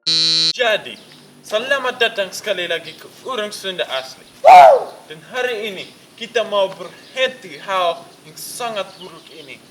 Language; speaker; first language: Indonesian; early bilingual, other home language; English